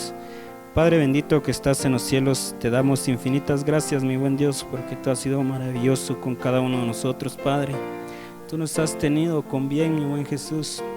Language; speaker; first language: Spanish; native; Spanish